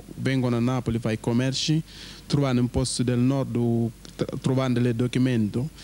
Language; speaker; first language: Italian; non-native, learner; Wolof